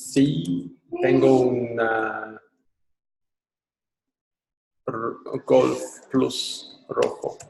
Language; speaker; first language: Spanish; non-native, learner; English